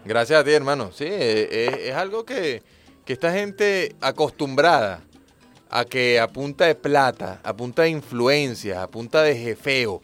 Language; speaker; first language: Spanish; native; Spanish